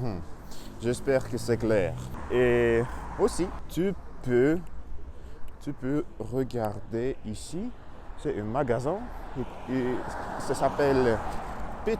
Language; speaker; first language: French; non-native, learner; Russian